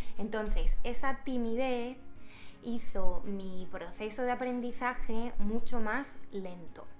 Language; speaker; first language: Spanish; native; Spanish